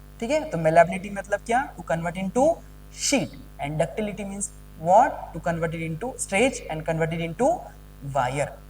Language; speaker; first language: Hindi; native; Hindi